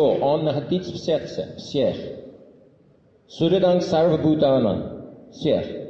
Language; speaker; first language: Russian; non-native, fluent; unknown